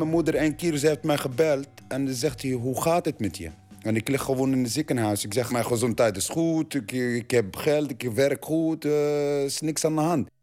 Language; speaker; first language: Dutch; non-native, learner; Arabic